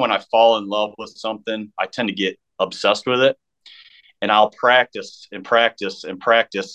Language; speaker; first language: English; native; English